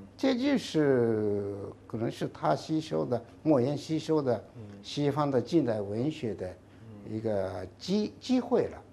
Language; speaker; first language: Chinese; non-native, fluent; Japanese